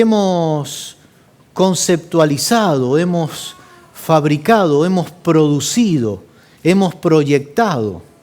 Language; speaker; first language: Spanish; native; Spanish